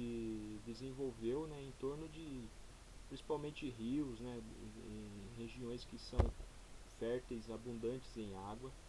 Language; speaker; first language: Portuguese; native; Portuguese